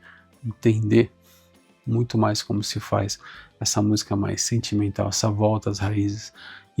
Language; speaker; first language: Portuguese; native; Portuguese